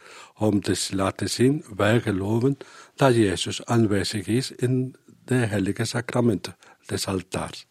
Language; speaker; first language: Dutch; non-native, learner; Spanish